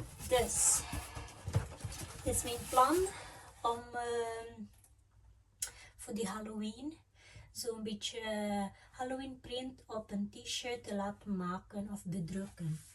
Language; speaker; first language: Dutch; non-native, fluent; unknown